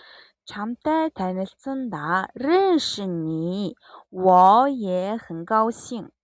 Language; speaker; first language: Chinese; non-native, fluent; Mongolian